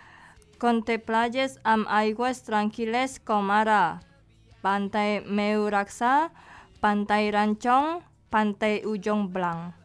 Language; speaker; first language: Catalan; non-native, fluent; Indonesian